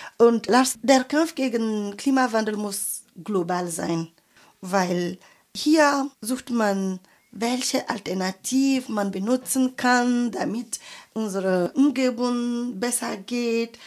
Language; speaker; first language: German; non-native, fluent; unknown